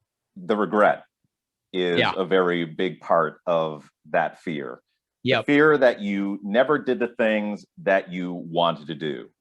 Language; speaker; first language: English; native; English